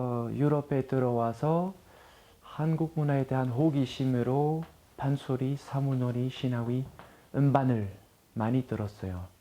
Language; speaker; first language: Korean; non-native, fluent; French